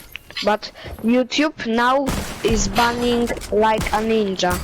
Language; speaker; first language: English; non-native, learner; Polish